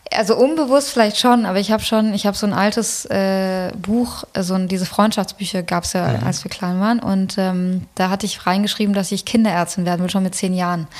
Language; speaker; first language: German; early bilingual, other home language; Persian